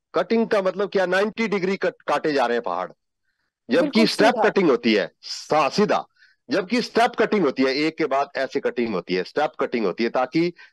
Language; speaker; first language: Hindi; native; Hindi